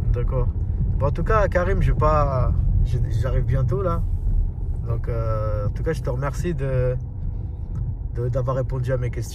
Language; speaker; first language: French; early bilingual, other home language; Arabic